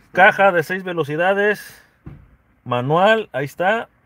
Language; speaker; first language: Spanish; native; Spanish